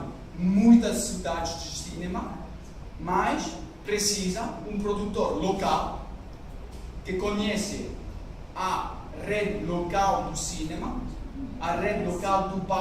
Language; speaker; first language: Portuguese; non-native, learner; French